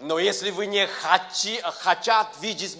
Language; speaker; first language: Russian; non-native, learner; Vietnamese